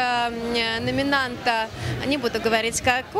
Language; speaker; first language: Russian; native; Russian